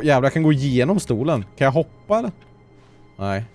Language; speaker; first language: Swedish; native; Swedish